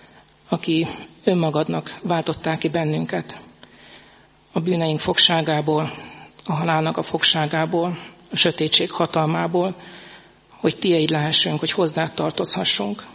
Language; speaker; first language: Hungarian; native; Hungarian